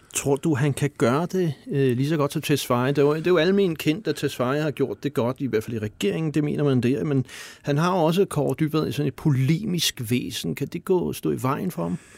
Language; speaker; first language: Danish; native; Danish